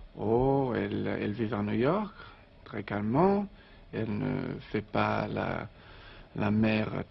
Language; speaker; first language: French; non-native, learner; English